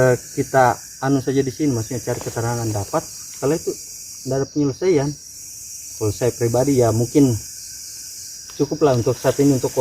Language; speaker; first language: Indonesian; native; Indonesian